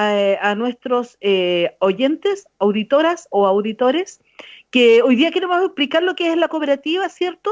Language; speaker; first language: Spanish; native; Spanish